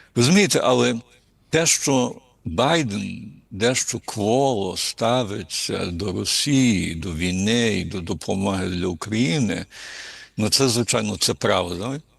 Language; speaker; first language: Ukrainian; early bilingual, heritage; Ukrainian